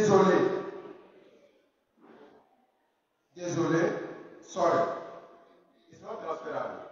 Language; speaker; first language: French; non-native, fluent; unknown